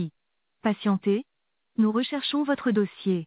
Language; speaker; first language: French; native; French